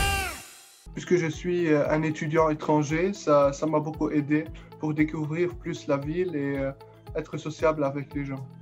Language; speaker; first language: French; non-native, local second language; Arabic